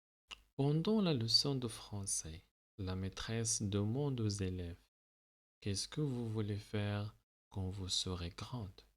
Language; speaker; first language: French; non-native, local second language; Arabic